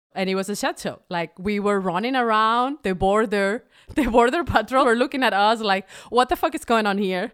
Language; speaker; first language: English; non-native, fluent; Spanish